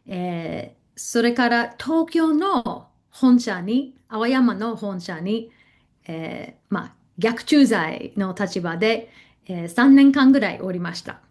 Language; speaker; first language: Japanese; non-native, fluent; English